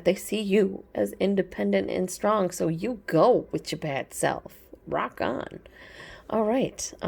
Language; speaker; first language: English; native; English